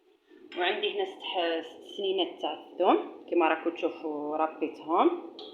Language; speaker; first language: Arabic; native; Arabic